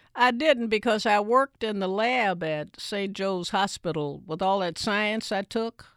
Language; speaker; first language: English; native; English